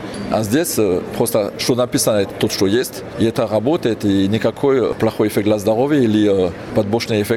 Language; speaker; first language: Russian; non-native, fluent; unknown